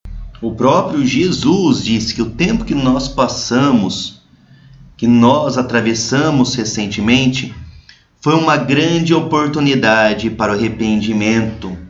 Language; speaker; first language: Portuguese; native; Portuguese